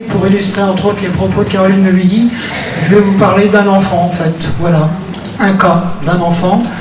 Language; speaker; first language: French; native; French